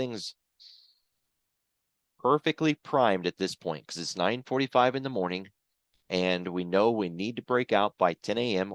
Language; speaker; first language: English; native; English